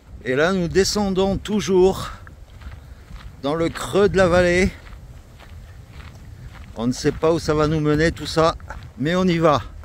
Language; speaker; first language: French; native; French